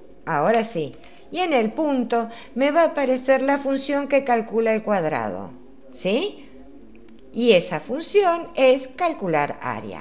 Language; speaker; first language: Spanish; native; Spanish